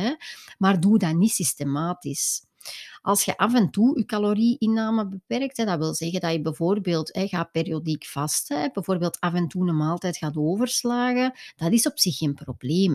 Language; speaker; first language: Dutch; native; Dutch